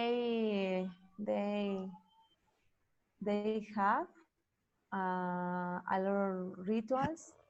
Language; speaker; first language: English; non-native, learner; Spanish